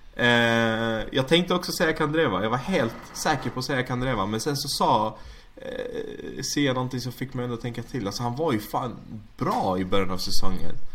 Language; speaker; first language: Swedish; early bilingual, other home language; Arabic